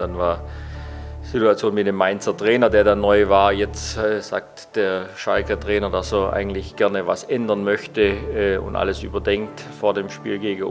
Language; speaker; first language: German; native; German